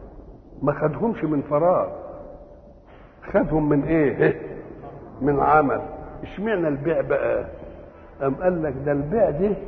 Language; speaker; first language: Arabic; native; Arabic